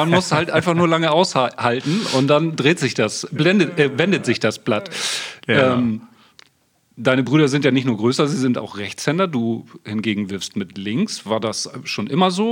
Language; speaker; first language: German; native; German